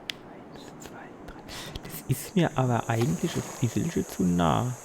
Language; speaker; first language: German; native; German